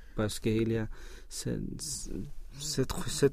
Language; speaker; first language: French; non-native, learner; Swedish